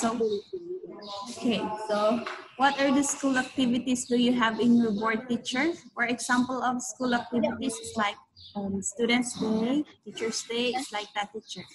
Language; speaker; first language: English; non-native, fluent; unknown